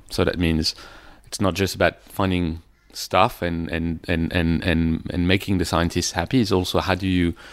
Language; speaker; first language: English; non-native, fluent; French